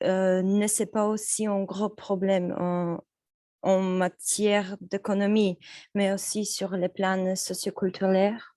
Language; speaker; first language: French; non-native, learner; Polish